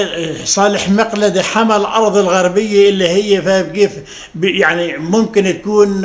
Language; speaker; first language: Arabic; native; Arabic